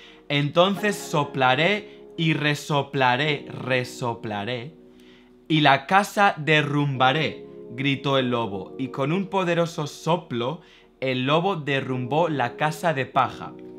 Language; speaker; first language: Spanish; native; Spanish